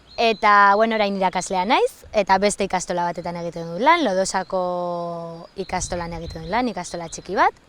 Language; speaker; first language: Basque; native; Basque